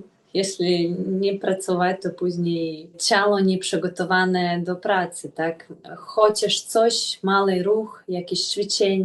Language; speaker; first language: Polish; non-native, fluent; Russian